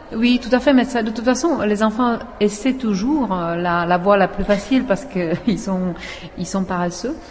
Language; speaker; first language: French; non-native, fluent; Czech